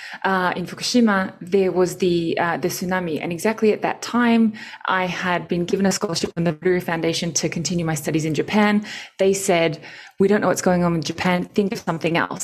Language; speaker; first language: English; native; English